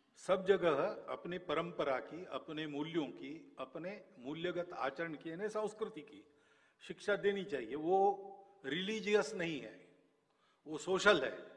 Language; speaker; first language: Hindi; non-native, local second language; Marathi